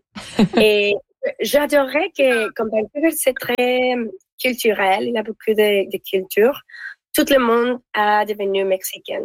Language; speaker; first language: French; non-native, learner; Spanish